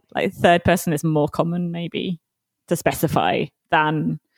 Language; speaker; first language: English; native; English